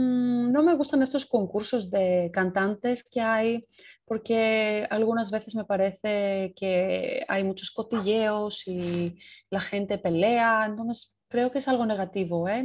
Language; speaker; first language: Spanish; non-native, fluent; Greek